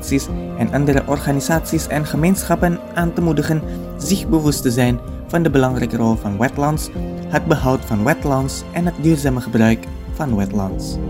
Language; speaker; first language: Dutch; non-native, fluent; Indonesian